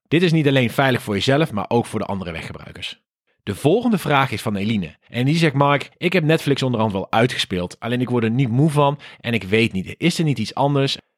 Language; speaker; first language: Dutch; native; Dutch